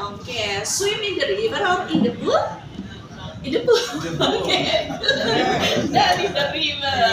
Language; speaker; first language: English; non-native, fluent; Indonesian